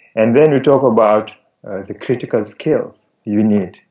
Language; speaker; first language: English; non-native, fluent; Wolof